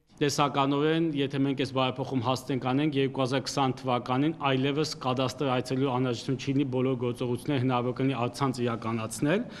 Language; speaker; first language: Armenian; native; Armenian